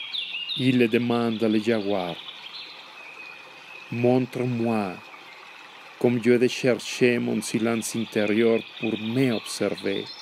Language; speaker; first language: French; non-native, learner; Spanish